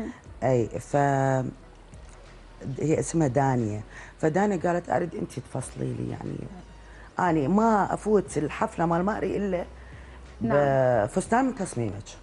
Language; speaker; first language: Arabic; native; Arabic